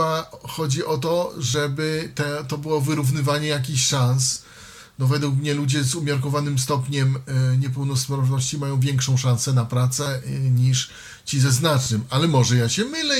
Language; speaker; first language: Polish; native; Polish